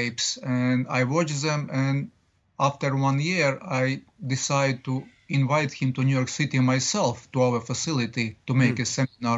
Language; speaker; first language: English; non-native, learner; Latvian